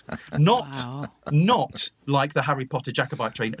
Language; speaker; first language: English; native; English